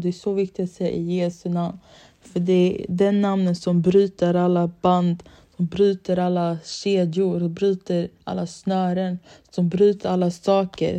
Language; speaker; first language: Swedish; early bilingual, other home language; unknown